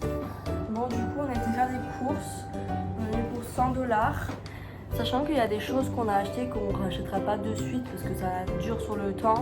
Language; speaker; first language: French; native; French